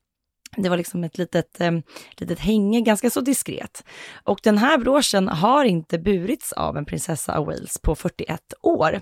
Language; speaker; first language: Swedish; native; Swedish